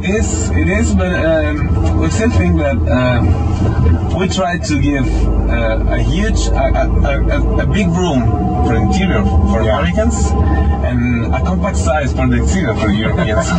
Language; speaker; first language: English; non-native, fluent; Italian